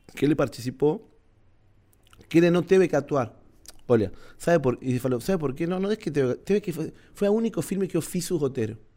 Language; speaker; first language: Portuguese; non-native, learner; Spanish